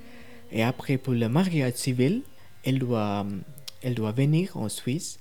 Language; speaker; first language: French; non-native, learner; Tamil